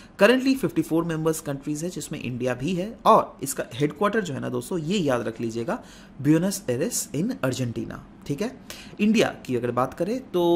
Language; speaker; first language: Hindi; non-native, local second language; Assamese